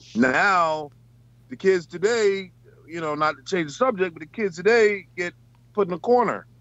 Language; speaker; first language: English; native; English